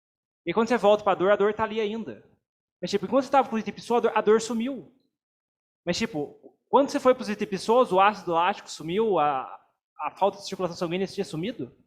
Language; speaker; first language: Portuguese; native; Portuguese